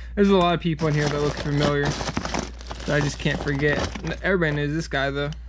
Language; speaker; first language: English; native; English